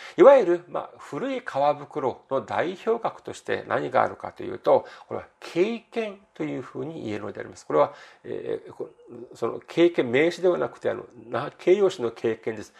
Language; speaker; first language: Japanese; non-native, fluent; Korean